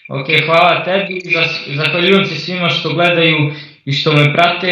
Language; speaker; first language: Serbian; early bilingual, heritage; Croatian